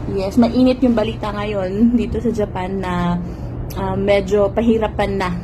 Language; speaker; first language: Filipino; native; Filipino